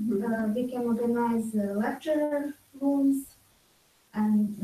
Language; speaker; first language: English; non-native, learner; Ukrainian